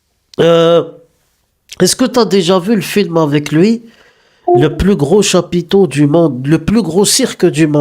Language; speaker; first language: French; native; French